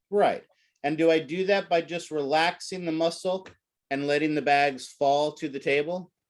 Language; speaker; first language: English; native; English